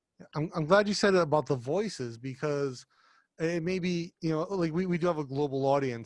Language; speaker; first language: English; native; English